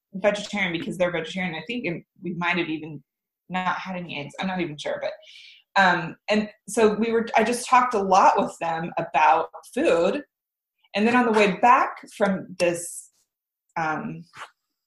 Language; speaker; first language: English; native; English